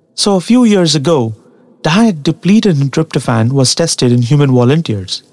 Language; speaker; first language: English; non-native, local second language; Tamil